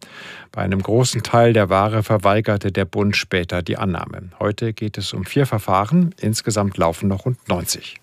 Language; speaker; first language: German; native; German